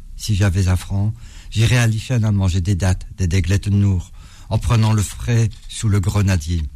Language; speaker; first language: French; early bilingual, other home language; Arabic